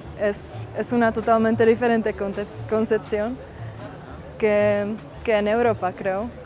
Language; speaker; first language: Spanish; non-native, fluent; Czech